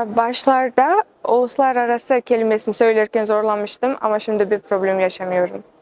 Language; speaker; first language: Turkish; non-native, learner; Kazakh